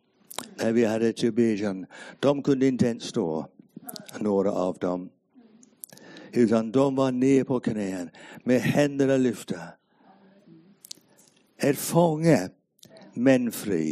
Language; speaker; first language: Swedish; non-native, fluent; English